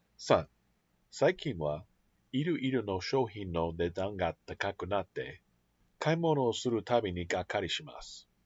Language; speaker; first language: Japanese; non-native, learner; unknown